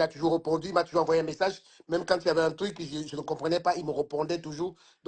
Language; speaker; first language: French; native; French